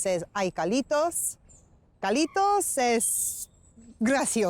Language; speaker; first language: Spanish; non-native, learner; English